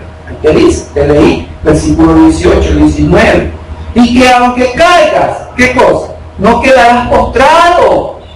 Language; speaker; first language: Spanish; native; Spanish